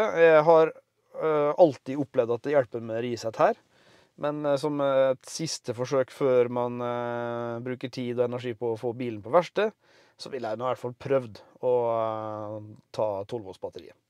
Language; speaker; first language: Norwegian; native; Norwegian